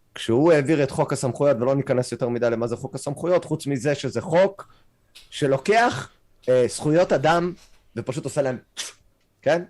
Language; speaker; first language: Hebrew; non-native, fluent; English